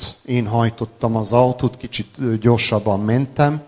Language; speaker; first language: Hungarian; non-native, local second language; Serbian